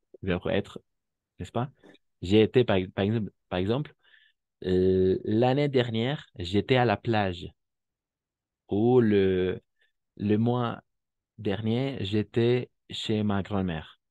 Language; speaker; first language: French; non-native, fluent; Spanish